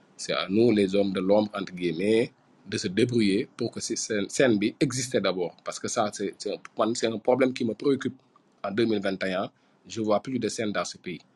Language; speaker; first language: French; non-native, local second language; Fula